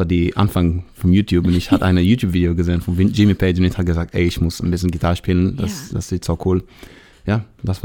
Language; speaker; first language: German; non-native, learner; Hebrew